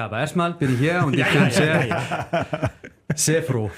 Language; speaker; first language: German; non-native, learner; Icelandic